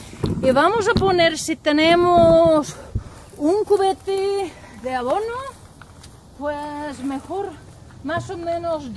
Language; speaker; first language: Spanish; non-native, learner; English